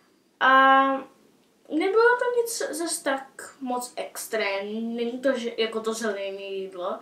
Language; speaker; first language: Czech; early bilingual, heritage; Czech